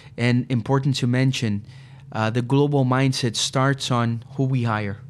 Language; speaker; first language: English; non-native, fluent; Portuguese